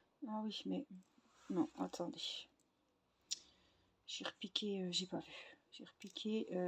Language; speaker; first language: French; native; French